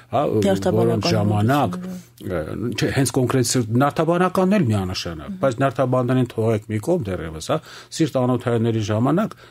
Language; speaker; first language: Armenian; native; Armenian